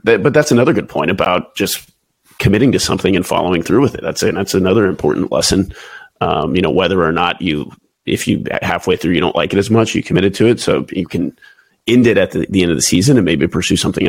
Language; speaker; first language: English; native; English